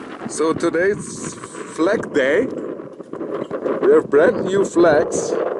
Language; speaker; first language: English; non-native, learner; German